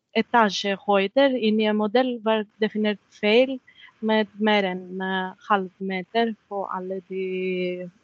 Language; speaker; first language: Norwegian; non-native, fluent; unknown